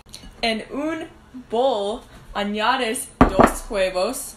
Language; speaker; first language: Spanish; non-native, learner; English